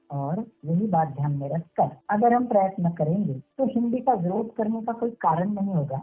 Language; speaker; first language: Hindi; non-native, local second language; Marathi